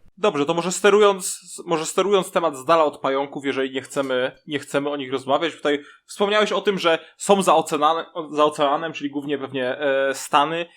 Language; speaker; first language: Polish; native; Polish